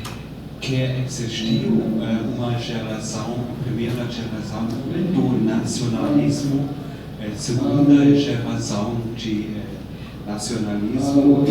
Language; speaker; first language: Portuguese; non-native, fluent; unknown